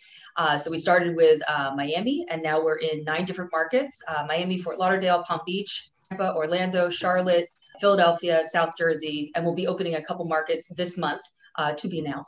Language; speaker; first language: English; native; English